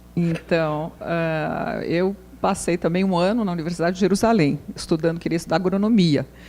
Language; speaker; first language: Portuguese; native; Portuguese